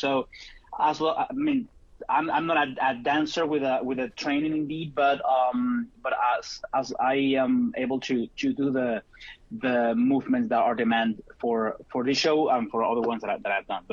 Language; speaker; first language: English; non-native, fluent; Spanish